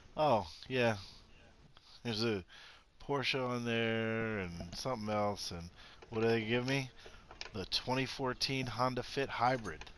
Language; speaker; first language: English; native; English